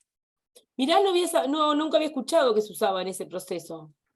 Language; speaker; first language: Spanish; native; Spanish